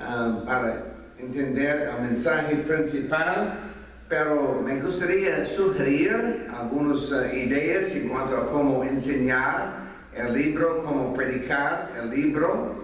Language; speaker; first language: Spanish; non-native, fluent; English